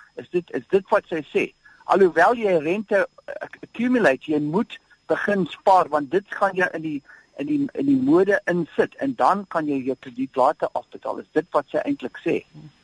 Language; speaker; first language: Afrikaans; non-native, local second language; English